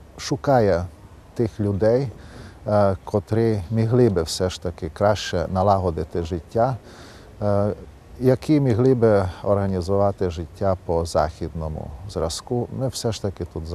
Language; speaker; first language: Ukrainian; non-native, local second language; Hungarian